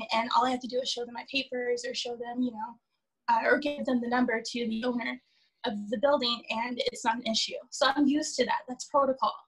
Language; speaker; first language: English; native; English